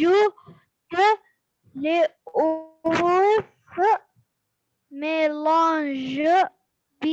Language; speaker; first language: French; non-native, learner; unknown